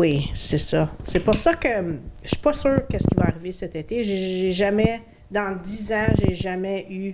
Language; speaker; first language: French; native; French